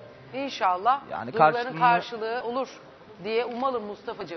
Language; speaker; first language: Turkish; native; Turkish